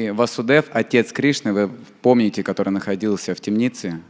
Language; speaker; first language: Russian; native; Russian